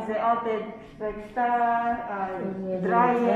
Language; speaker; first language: Dutch; non-native, learner; Filipino